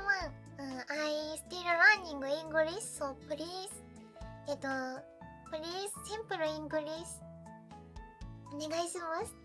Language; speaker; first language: English; non-native, learner; Japanese